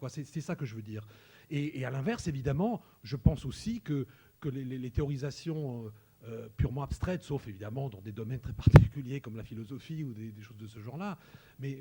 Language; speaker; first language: French; native; French